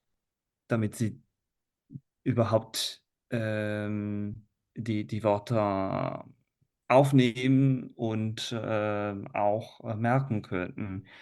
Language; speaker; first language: German; non-native, fluent; Italian